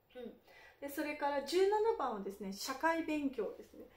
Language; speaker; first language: Japanese; native; Japanese